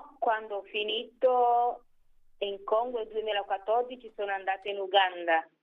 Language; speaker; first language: Italian; non-native, fluent; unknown